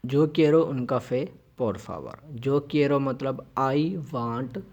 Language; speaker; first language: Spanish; non-native, fluent; Urdu